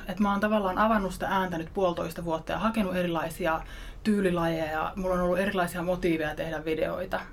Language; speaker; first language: Finnish; native; Finnish